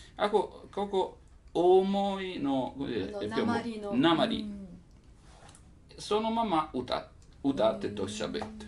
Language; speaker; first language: Japanese; non-native, learner; Italian